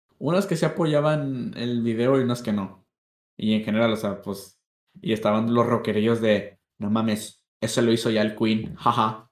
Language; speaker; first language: Spanish; native; Spanish